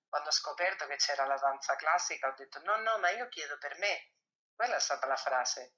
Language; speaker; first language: Italian; non-native, fluent; Spanish